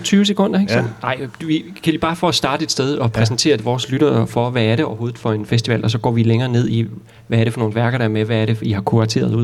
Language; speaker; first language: Danish; native; Danish